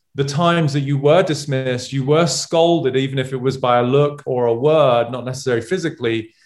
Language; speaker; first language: English; native; English